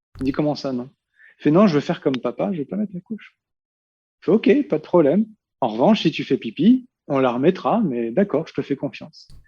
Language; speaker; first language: French; early bilingual, heritage; Portuguese